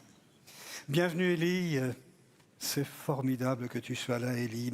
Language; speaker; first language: French; native; French